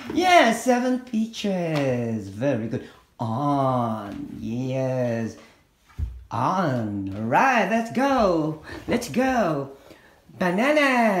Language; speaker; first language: English; non-native, fluent; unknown